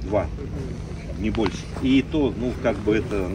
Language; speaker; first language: Russian; native; Russian